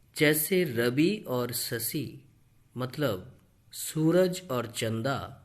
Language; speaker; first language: Hindi; non-native, local second language; Bangla